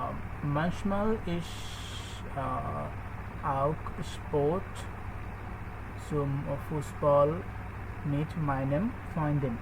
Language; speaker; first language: German; non-native, learner; Bangla